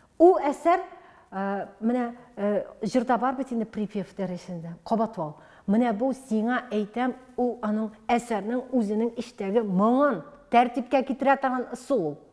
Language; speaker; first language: Tatar; native; Tatar